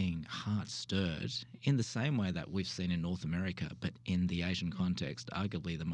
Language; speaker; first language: English; native; English